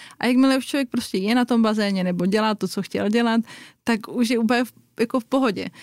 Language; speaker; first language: Czech; native; Czech